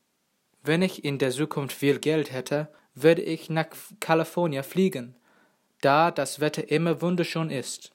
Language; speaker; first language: German; non-native, learner; English